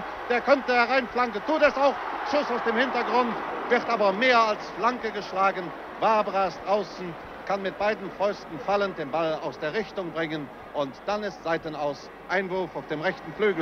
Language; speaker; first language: German; native; German